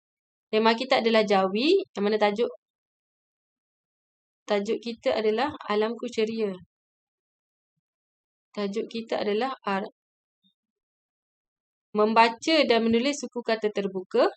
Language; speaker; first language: Malay; native; Malay